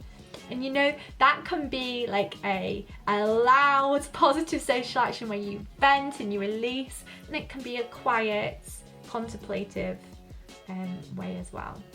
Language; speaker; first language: English; native; English